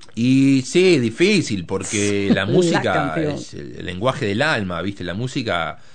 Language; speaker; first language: Spanish; native; Spanish